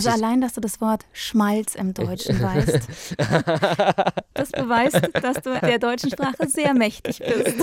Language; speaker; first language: German; native; German